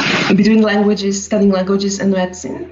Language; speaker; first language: English; non-native, fluent; Slovak